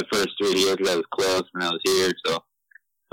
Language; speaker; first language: English; native; English